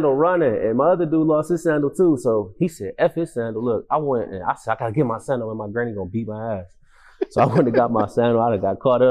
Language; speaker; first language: English; native; English